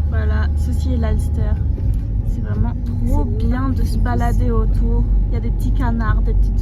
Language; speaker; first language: French; native; French